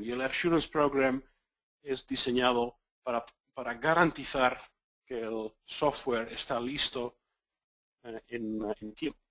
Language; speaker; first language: Spanish; non-native, fluent; Dutch